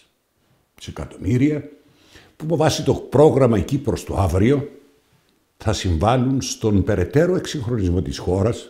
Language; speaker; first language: Greek; native; Greek